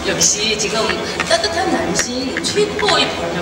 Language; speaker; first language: Korean; non-native, learner; Chinese